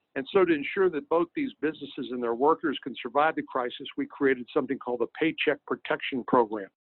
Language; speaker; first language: English; native; English